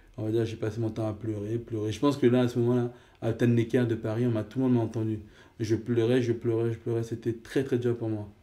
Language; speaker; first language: French; early bilingual, other home language; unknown